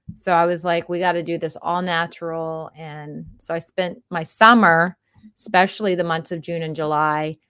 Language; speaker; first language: English; native; English